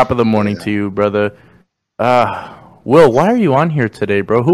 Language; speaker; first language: English; non-native, fluent; Spanish